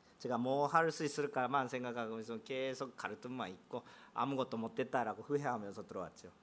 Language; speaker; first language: Korean; non-native, fluent; Japanese